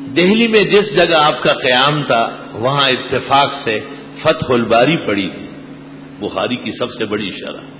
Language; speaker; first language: Urdu; non-native, local second language; Pashto